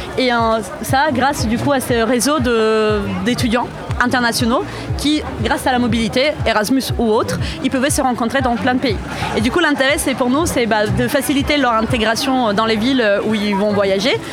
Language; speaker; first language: French; non-native, fluent; Italian